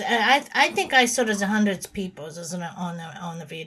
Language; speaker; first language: English; non-native, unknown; Japanese